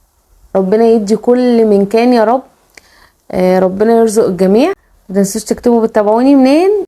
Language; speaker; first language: Arabic; native; Arabic